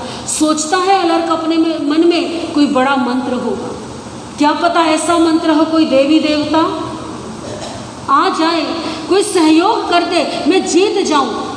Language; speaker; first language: Hindi; native; Hindi